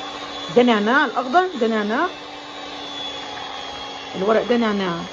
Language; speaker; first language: Arabic; native; Arabic